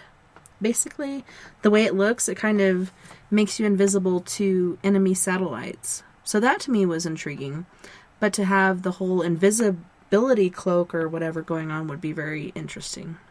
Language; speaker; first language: English; native; English